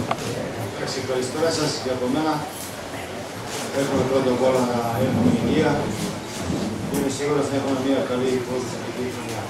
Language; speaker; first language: Greek; non-native, fluent; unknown